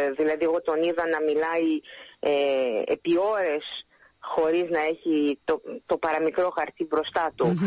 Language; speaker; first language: Greek; early bilingual, heritage; Greek